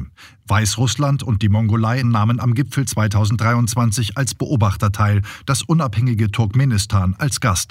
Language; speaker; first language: German; native; German